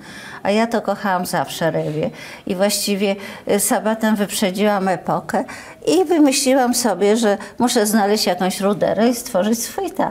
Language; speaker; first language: Polish; native; Polish